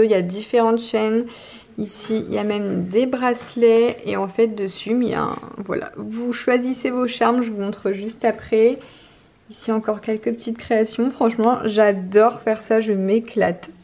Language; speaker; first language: French; native; French